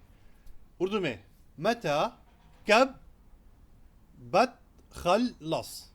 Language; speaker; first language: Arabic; non-native, fluent; Urdu